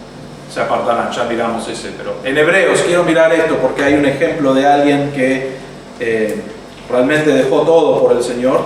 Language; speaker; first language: Spanish; native; Spanish